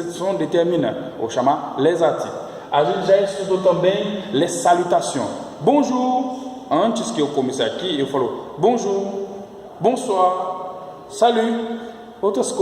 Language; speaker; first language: Portuguese; non-native, fluent; French